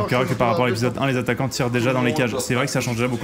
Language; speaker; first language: French; native; French